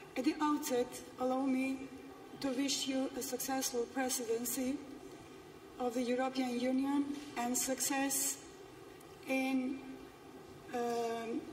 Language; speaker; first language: English; non-native, fluent; Macedonian